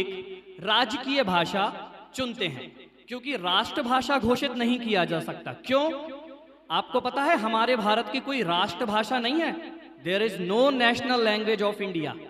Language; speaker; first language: Hindi; native; Hindi